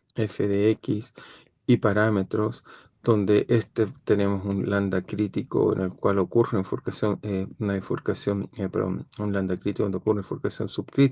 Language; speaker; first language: Spanish; native; Spanish